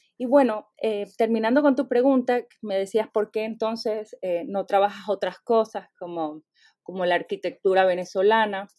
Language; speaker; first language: Spanish; native; Spanish